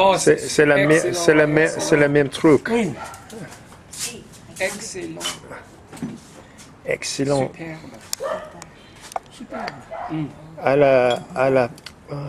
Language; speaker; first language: French; non-native, learner; English